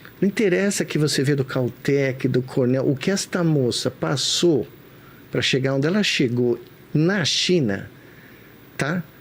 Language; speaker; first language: Portuguese; native; Portuguese